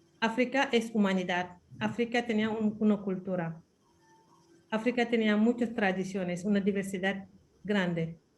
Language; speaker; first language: Spanish; non-native, fluent; Wolof